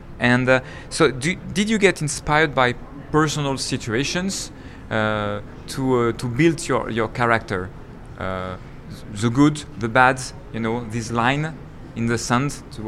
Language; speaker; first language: English; non-native, fluent; French